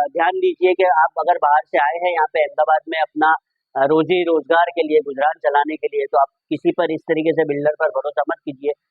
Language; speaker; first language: Hindi; non-native, local second language; Gujarati